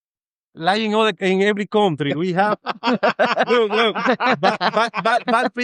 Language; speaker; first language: English; non-native, fluent; Spanish